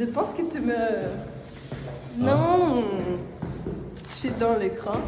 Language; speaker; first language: French; non-native, learner; Portuguese